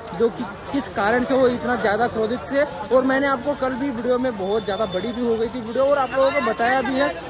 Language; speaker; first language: Hindi; non-native, local second language; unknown